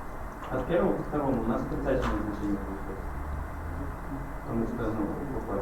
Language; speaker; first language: Russian; native; Russian